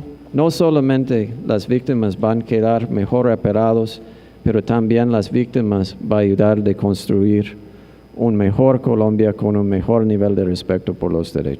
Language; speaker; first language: Spanish; non-native, fluent; English